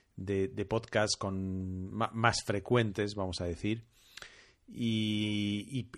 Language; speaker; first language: Spanish; non-native, fluent; French